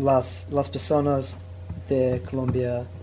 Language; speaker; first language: Spanish; non-native, learner; English